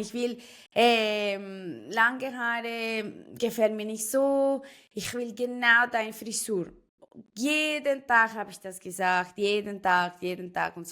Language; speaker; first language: German; non-native, fluent; Spanish